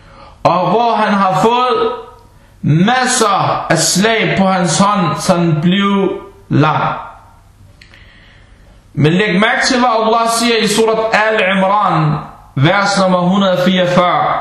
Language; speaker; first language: Danish; early bilingual, other home language; Arabic